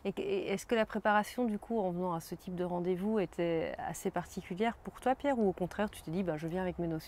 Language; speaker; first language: French; native; French